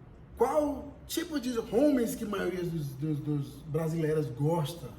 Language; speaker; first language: Portuguese; non-native, fluent; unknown